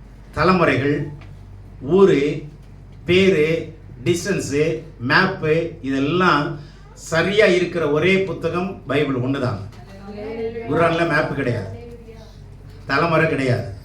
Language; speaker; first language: Tamil; native; Tamil